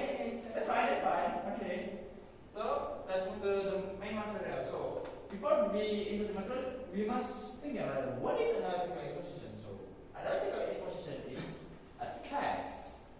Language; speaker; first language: English; non-native, fluent; Indonesian